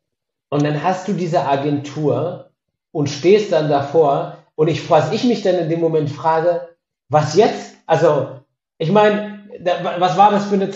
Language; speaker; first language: German; native; German